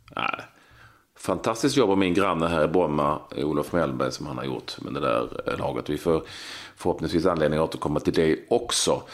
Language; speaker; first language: Swedish; native; Swedish